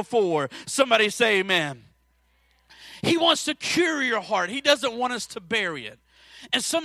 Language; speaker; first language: English; native; English